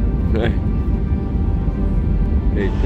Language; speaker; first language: French; native; French